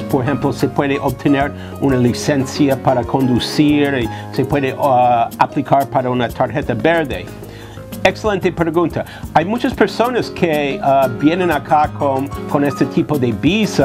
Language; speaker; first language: Spanish; non-native, fluent; English